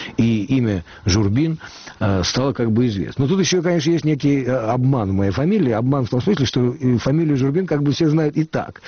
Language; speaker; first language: Russian; native; Russian